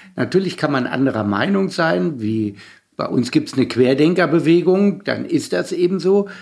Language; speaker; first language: German; native; German